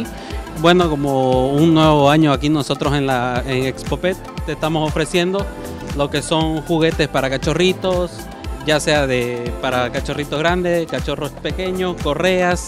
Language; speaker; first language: Spanish; native; Spanish